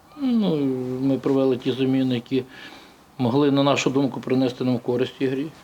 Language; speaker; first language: Ukrainian; native; Ukrainian